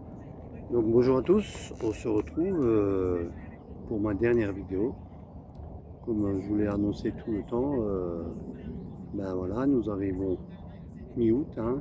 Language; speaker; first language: French; native; French